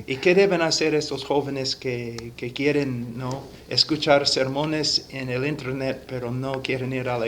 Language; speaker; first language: Spanish; non-native, fluent; English